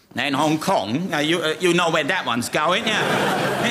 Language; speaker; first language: English; non-native, fluent; German